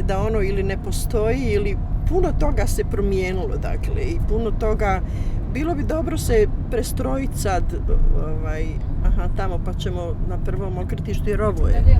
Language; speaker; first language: Bosnian; native; Bosnian